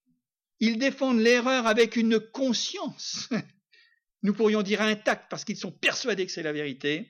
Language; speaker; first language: French; native; French